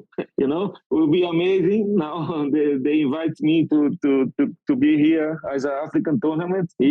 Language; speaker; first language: English; non-native, learner; Portuguese